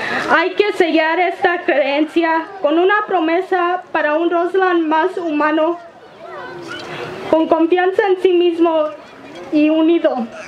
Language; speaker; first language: Spanish; early bilingual, heritage; Spanish